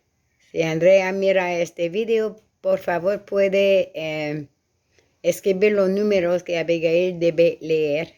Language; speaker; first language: Spanish; non-native, learner; French